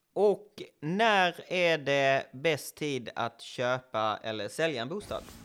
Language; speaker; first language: Swedish; native; Swedish